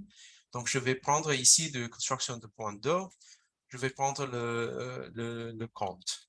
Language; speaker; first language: French; non-native, fluent; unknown